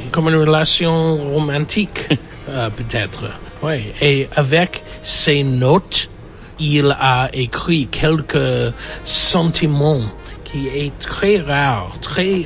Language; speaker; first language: French; non-native, fluent; English